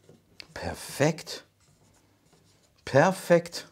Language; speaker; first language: German; native; German